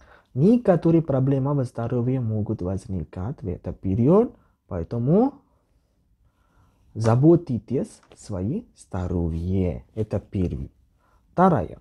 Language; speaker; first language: Russian; non-native, learner; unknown